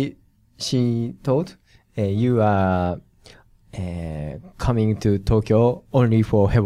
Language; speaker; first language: English; non-native, learner; Japanese